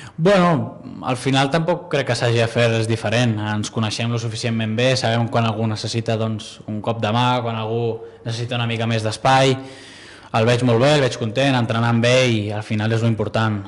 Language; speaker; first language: Catalan; native; Catalan